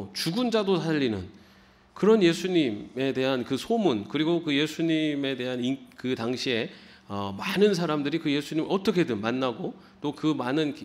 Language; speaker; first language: Korean; native; Korean